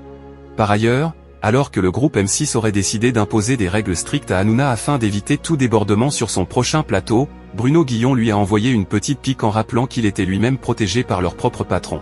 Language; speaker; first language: French; native; French